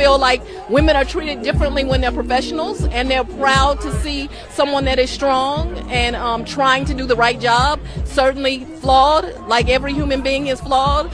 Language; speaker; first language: English; native; English